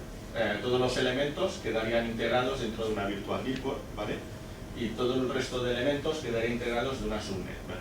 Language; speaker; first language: Spanish; native; Spanish